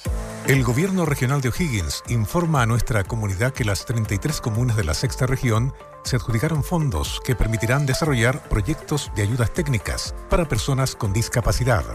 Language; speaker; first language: Spanish; native; Spanish